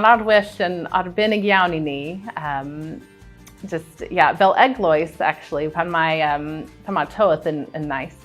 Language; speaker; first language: Welsh; non-native, fluent; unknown